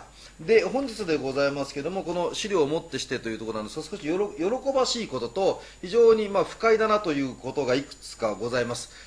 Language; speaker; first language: Japanese; native; Japanese